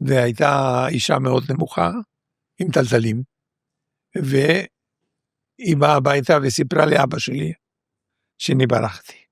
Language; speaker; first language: Hebrew; non-native, fluent; Spanish